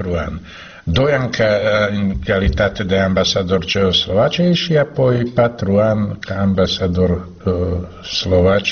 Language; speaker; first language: Romanian; non-native, learner; Slovak